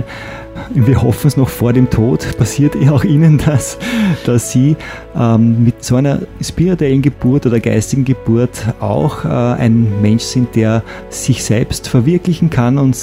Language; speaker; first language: German; native; German